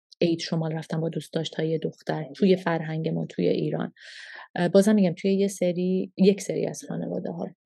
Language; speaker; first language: Persian; early bilingual, heritage; Persian